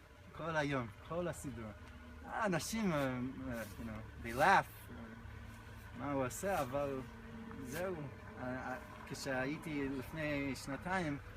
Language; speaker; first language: Hebrew; non-native, fluent; English